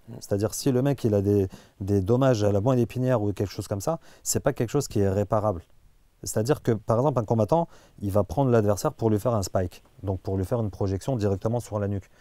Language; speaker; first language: French; native; French